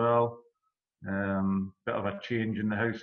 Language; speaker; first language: English; native; English